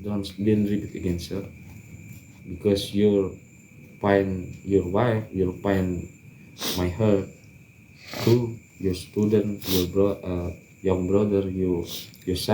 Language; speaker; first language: English; non-native, learner; Indonesian